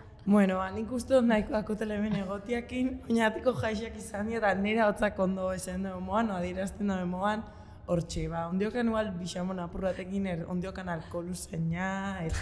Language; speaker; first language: Basque; native; Basque